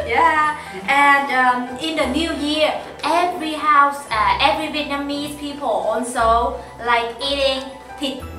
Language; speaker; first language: English; non-native, fluent; Vietnamese